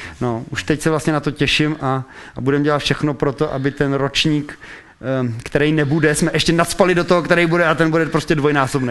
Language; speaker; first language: Czech; native; Czech